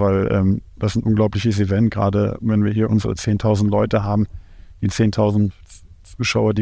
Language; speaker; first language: German; native; German